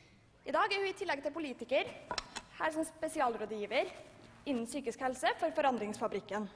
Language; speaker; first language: Norwegian; native; Norwegian